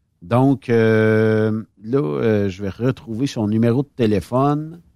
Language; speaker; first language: French; native; French